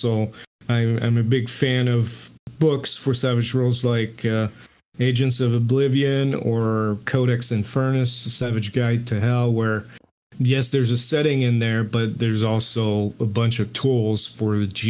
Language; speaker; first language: English; non-native, fluent; French